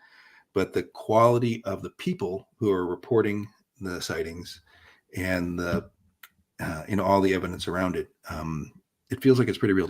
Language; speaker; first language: English; native; English